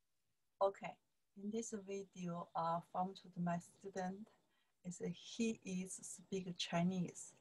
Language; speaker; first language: English; non-native, learner; Chinese